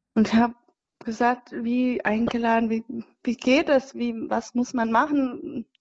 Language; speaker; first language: German; non-native, fluent; Kinyarwanda